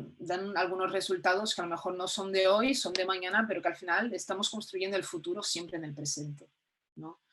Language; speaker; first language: Spanish; non-native, fluent; Portuguese